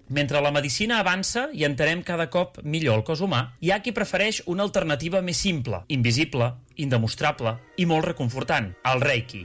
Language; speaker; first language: Catalan; native; Catalan